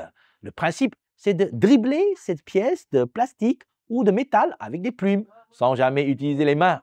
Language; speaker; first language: French; native; French